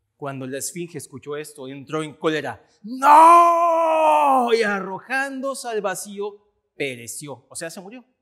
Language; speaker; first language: Spanish; native; Spanish